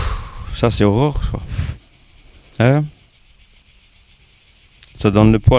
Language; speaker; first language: French; non-native, fluent; Swedish